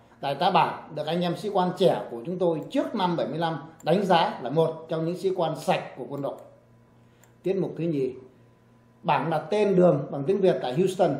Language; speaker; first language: Vietnamese; native; Vietnamese